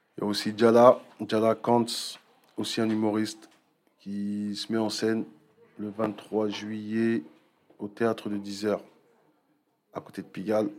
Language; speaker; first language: French; native; French